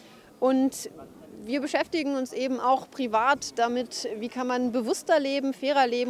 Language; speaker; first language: German; native; German